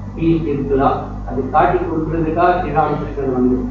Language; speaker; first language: Tamil; non-native, learner; Kannada